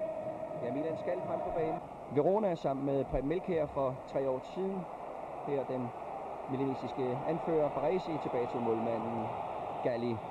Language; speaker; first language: Danish; native; Danish